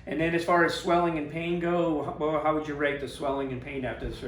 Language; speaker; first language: English; native; English